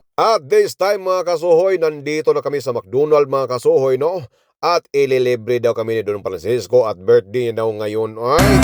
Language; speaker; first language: Filipino; non-native, local second language; Cebuano